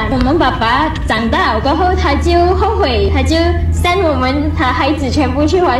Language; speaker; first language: Chinese; non-native, local second language; Malay